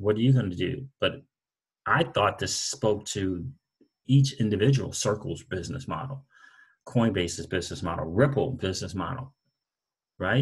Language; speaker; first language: English; native; English